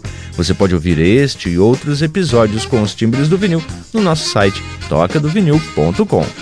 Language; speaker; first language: Portuguese; native; Portuguese